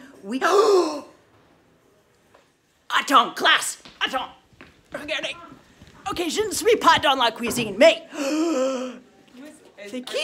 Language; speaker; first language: French; non-native, fluent; English